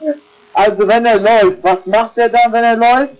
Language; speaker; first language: German; non-native, local second language; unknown